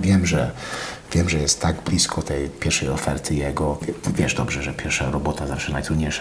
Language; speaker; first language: Polish; non-native, fluent; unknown